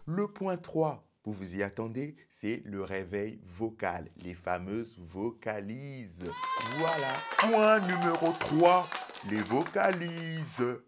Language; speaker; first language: French; non-native, local second language; Lingala